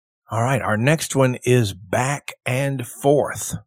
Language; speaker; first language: English; native; English